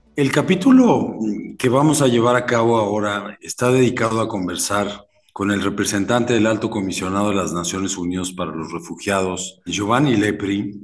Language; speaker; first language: Spanish; native; Spanish